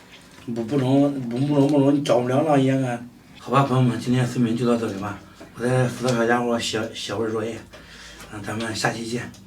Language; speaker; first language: Chinese; native; Chinese